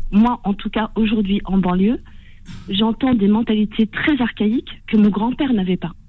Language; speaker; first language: French; early bilingual, other home language; Arabic